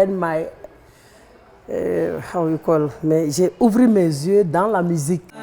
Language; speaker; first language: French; non-native, local second language; Bambara